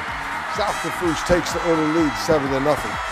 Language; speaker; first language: English; native; English